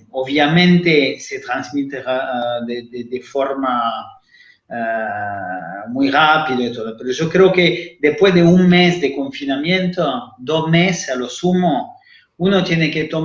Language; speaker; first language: Spanish; non-native, fluent; French